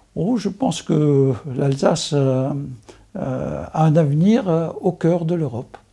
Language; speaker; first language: French; non-native, local second language; Swiss German